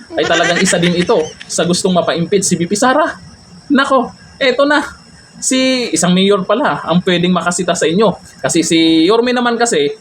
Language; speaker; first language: Filipino; native; Filipino